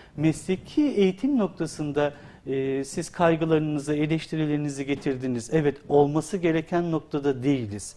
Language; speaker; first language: Turkish; native; Turkish